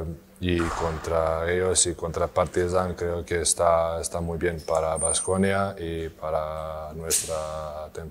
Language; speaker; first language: Spanish; non-native, learner; Serbian